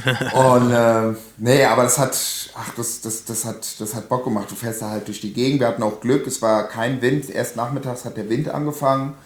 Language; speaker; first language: German; native; German